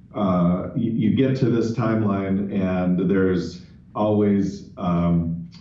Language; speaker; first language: English; native; English